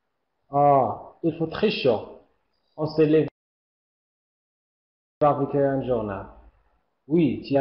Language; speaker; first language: French; non-native, learner; Arabic